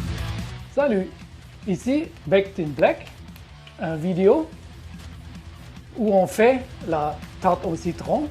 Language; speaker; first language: French; non-native, learner; German